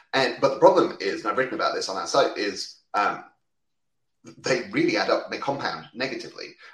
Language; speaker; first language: English; native; English